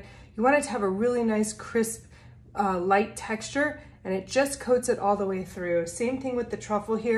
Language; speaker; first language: English; native; English